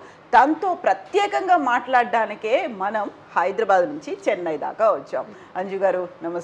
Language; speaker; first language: Telugu; native; Telugu